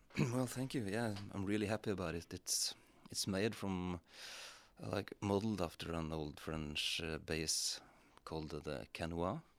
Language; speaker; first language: English; non-native, fluent; Norwegian